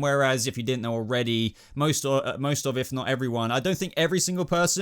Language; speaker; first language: English; native; English